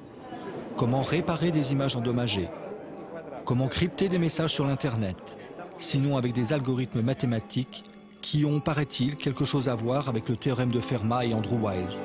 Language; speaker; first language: French; native; French